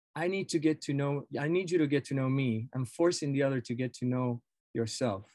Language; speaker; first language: English; non-native, fluent; Spanish